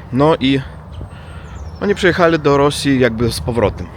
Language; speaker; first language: Polish; non-native, learner; Russian